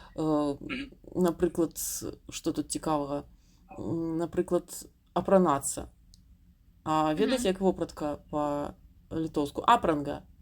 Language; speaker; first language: Belarusian; non-native, local second language; Russian